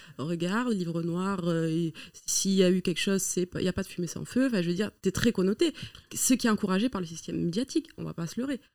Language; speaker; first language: French; native; French